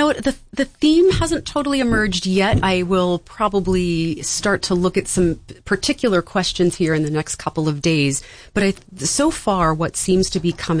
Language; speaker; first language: English; native; English